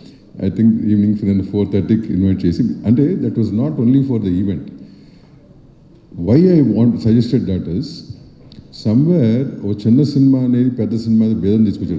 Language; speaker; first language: Telugu; native; Telugu